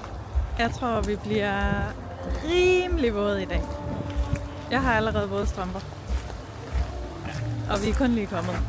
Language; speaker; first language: Danish; native; Danish